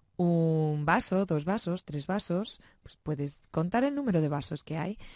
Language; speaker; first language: Spanish; native; Spanish